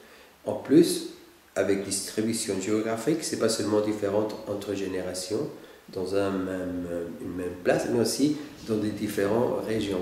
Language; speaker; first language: French; non-native, fluent; Spanish